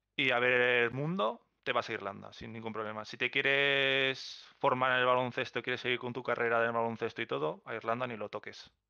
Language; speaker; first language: Spanish; native; Spanish